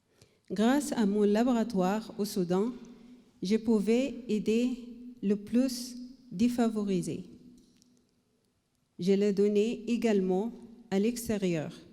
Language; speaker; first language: French; non-native, learner; Arabic